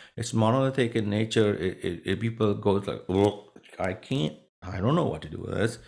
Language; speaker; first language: English; non-native, local second language; Punjabi